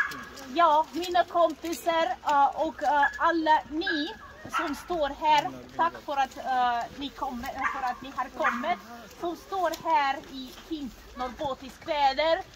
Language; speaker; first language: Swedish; non-native, fluent; Russian